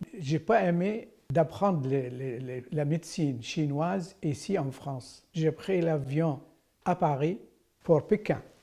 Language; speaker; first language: French; non-native, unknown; Arabic